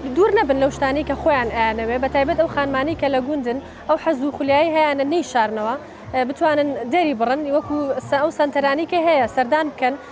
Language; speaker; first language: Central Kurdish; non-native, local second language; Gurani